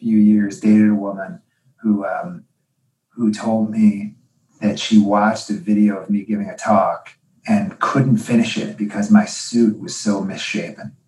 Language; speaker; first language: English; native; English